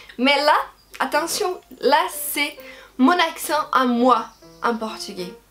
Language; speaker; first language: French; non-native, fluent; Portuguese